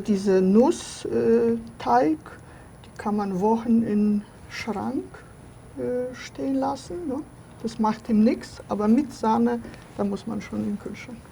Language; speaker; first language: German; non-native, fluent; Polish